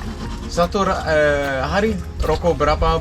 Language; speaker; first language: Indonesian; non-native, learner; Danish